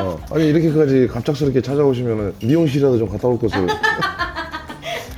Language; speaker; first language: Korean; native; Korean